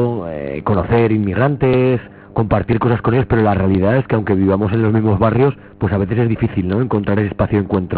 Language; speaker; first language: Spanish; native; Spanish